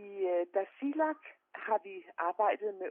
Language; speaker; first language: Danish; non-native, local second language; Kalaallisut